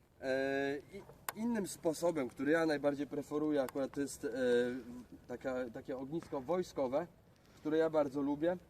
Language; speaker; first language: Polish; native; Polish